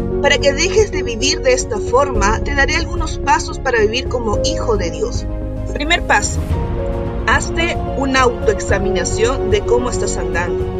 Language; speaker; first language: Spanish; native; Spanish